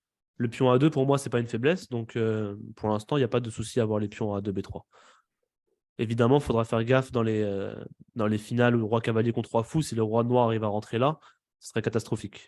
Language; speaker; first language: French; native; French